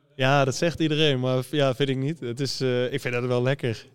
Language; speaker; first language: Dutch; native; Dutch